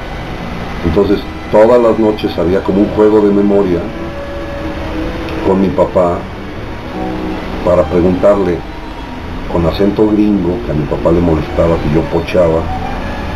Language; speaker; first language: Spanish; native; Spanish